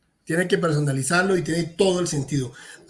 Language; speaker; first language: Spanish; native; Spanish